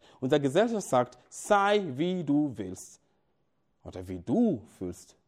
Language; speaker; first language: German; non-native, fluent; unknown